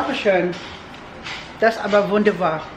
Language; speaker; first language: German; non-native, learner; Filipino